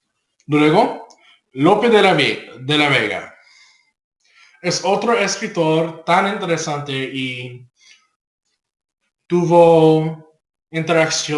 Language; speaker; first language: Spanish; non-native, learner; English